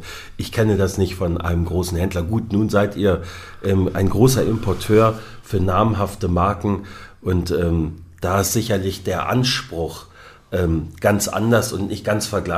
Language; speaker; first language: German; native; German